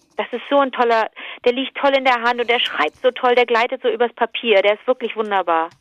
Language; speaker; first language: German; native; German